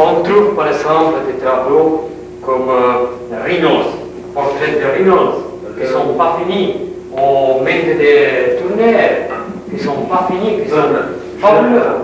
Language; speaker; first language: French; non-native, learner; Spanish